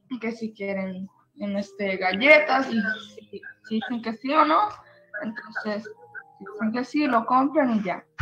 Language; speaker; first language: Spanish; early bilingual, heritage; Spanish